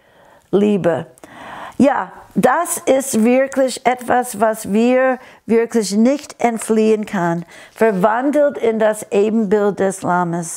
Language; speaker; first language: German; non-native, fluent; English